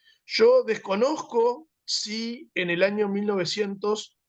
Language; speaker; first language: Spanish; native; Spanish